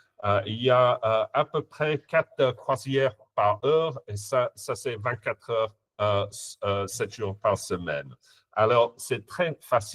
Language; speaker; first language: French; non-native, fluent; English